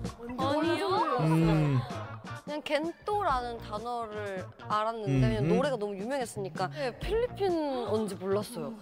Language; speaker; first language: Korean; non-native, learner; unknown